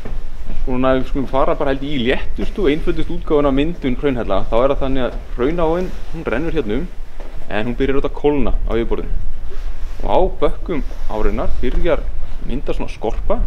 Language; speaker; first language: Icelandic; native; Icelandic